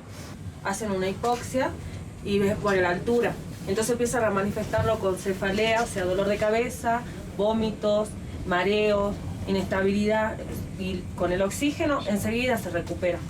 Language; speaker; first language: Spanish; native; Spanish